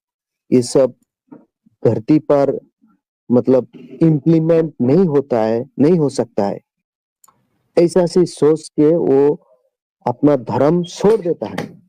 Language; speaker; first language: Hindi; non-native, local second language; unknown